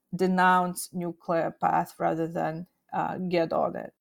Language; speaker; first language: English; non-native, fluent; Russian